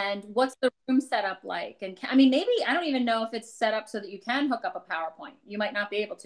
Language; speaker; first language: English; native; English